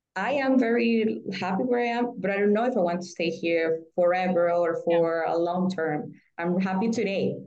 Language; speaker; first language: English; non-native, fluent; Spanish